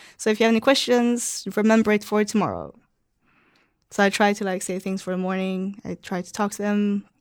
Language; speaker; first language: English; non-native, fluent; Swedish